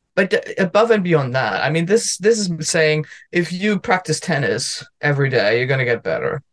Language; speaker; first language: English; non-native, fluent; German